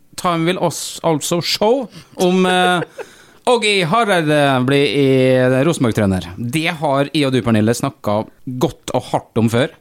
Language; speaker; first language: Norwegian; native; Norwegian